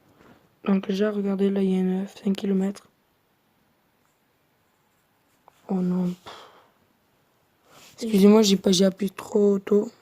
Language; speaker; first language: French; native; French